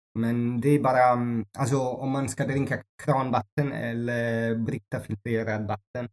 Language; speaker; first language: Swedish; non-native, learner; English